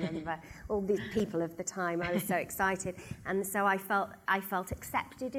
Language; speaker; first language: English; native; English